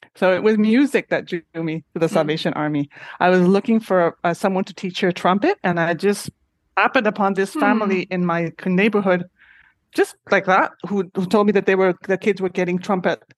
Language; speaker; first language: English; non-native, fluent; Spanish